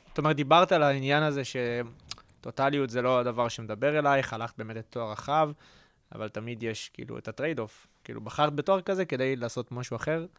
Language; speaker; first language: Hebrew; native; Hebrew